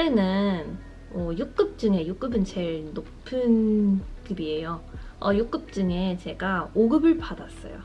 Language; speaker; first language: Korean; non-native, fluent; English